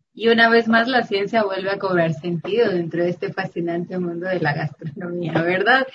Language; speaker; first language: Spanish; native; Spanish